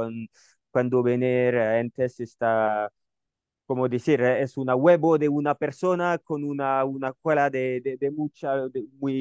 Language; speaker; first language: Spanish; non-native, learner; French